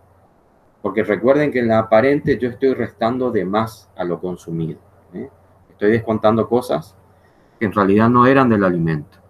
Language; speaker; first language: Spanish; native; Spanish